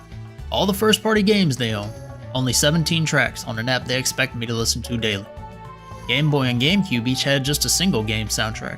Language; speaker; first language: English; native; English